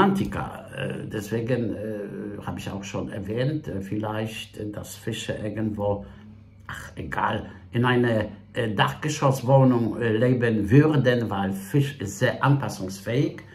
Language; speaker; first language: German; non-native, fluent; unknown